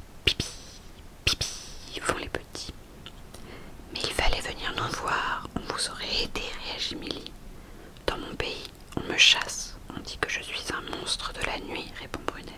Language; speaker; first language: French; native; French